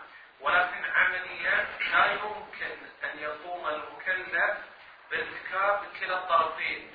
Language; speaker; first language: Arabic; native; Arabic